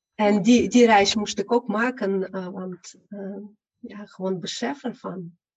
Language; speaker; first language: Dutch; non-native, fluent; Ukrainian